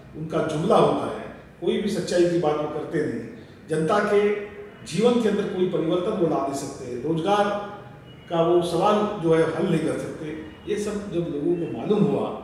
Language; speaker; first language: Hindi; non-native, local second language; Marathi